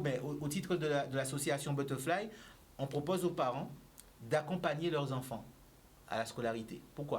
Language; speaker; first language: French; native; French